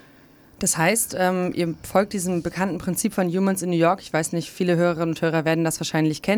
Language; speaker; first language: German; native; German